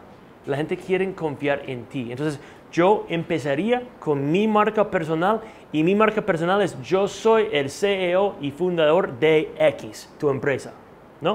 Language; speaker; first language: Spanish; non-native, fluent; English